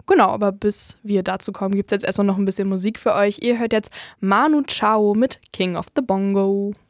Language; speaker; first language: German; native; German